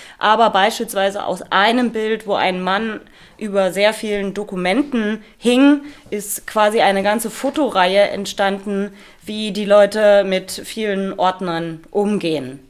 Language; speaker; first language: German; native; German